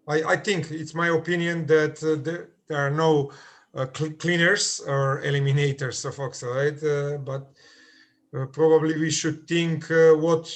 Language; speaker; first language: English; non-native, fluent; Macedonian